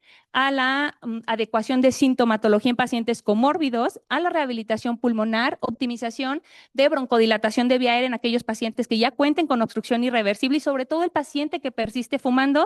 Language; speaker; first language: Spanish; native; Spanish